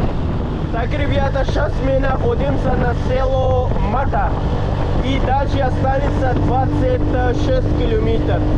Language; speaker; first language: Russian; non-native, learner; Pashto